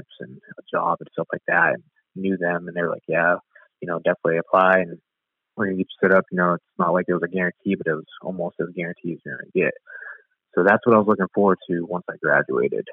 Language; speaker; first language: English; native; English